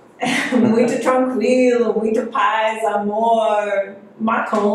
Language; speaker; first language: Portuguese; non-native, fluent; English